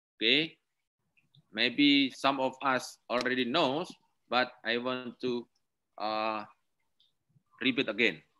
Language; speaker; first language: English; non-native, learner; Indonesian